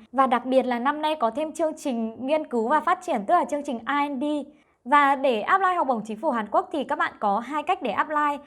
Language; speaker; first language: Vietnamese; native; Vietnamese